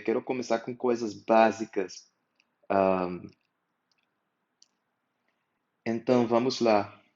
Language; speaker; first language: Portuguese; non-native, fluent; English